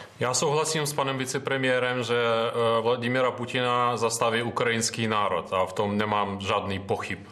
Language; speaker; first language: Czech; non-native, fluent; Ukrainian